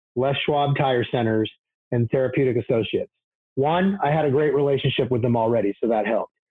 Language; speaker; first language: English; native; English